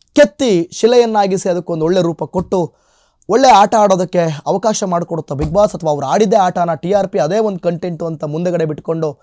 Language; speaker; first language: Kannada; native; Kannada